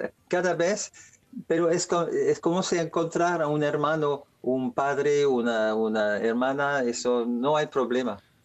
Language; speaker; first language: Spanish; non-native, learner; French